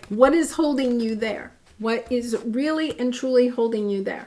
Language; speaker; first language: English; native; English